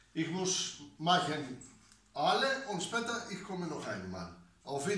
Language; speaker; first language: German; non-native, learner; Greek